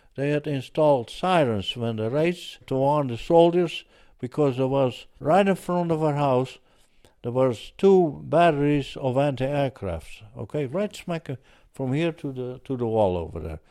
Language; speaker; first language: English; early bilingual, other home language; Dutch